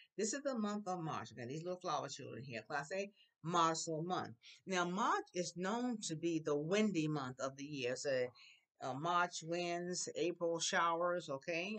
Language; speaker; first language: English; native; English